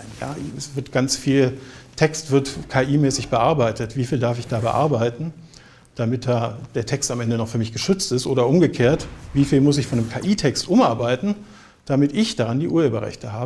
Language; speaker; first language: German; native; German